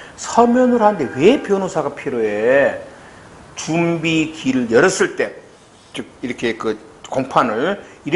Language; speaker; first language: Korean; native; Korean